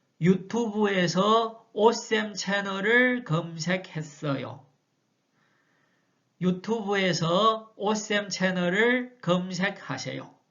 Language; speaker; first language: Korean; non-native, fluent; Chinese